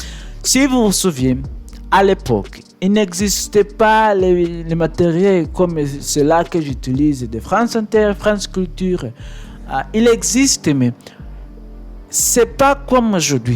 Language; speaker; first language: French; non-native, learner; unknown